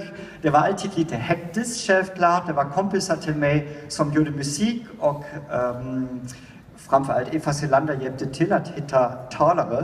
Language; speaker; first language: Swedish; non-native, fluent; German